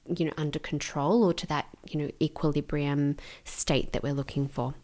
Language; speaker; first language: English; native; English